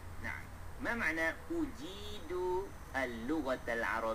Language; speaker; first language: Arabic; non-native, fluent; Malay